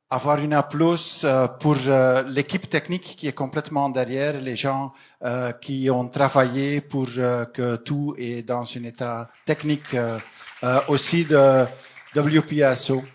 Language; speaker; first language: French; non-native, fluent; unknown